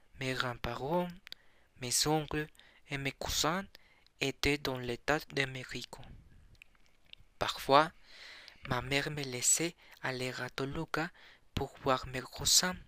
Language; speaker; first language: French; non-native, learner; Spanish